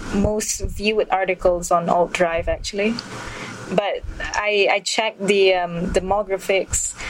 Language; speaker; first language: English; non-native, local second language; Malay